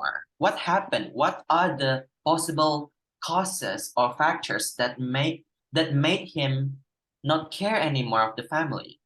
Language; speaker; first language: English; non-native, fluent; Indonesian